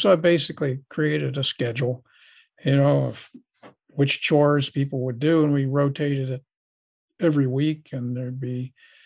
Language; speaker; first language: English; native; English